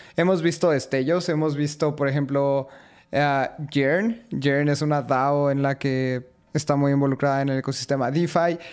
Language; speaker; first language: Spanish; native; Spanish